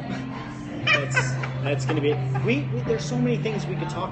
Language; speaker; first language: English; native; English